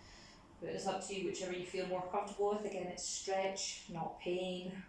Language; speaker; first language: English; native; English